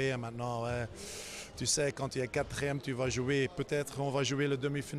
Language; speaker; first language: French; non-native, fluent; Dutch